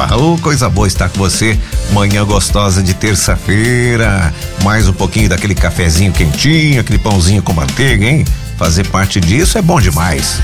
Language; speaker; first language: Portuguese; native; Portuguese